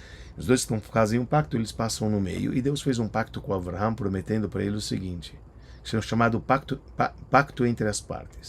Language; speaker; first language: Portuguese; native; Portuguese